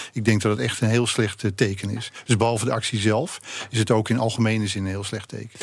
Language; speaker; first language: Dutch; native; Dutch